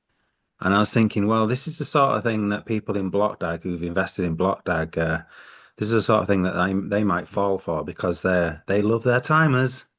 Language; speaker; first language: English; native; English